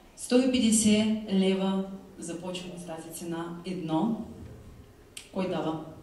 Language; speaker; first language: Bulgarian; early bilingual, heritage; Bulgarian